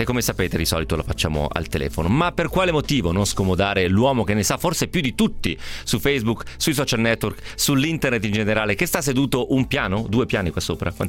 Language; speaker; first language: Italian; native; Italian